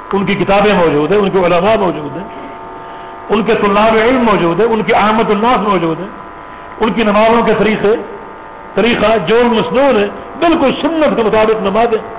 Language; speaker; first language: Urdu; native; Urdu